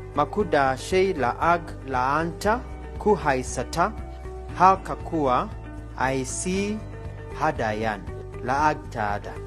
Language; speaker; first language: Somali; non-native, learner; Kamba